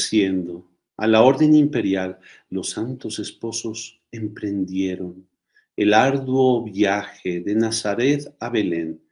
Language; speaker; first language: Spanish; native; Spanish